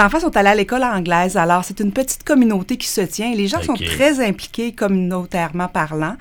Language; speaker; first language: French; native; French